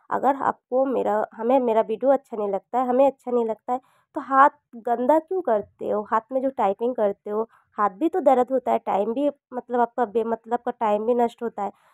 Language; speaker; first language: Hindi; non-native, local second language; Bangla